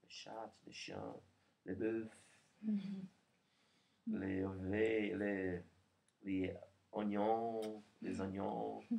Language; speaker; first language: French; non-native, learner; Portuguese